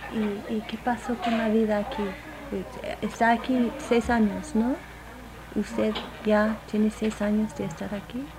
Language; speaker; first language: Spanish; non-native, fluent; English